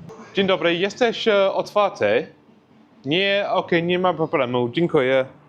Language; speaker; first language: Polish; non-native, learner; English